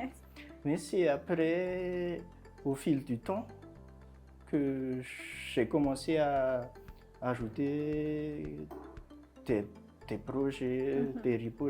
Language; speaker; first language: French; non-native, local second language; Malagasy